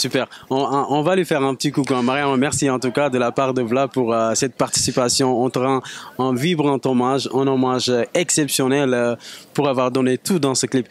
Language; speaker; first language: French; non-native, local second language; Wolof